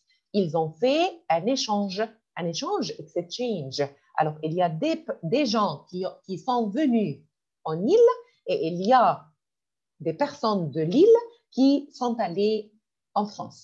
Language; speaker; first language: French; non-native, fluent; Arabic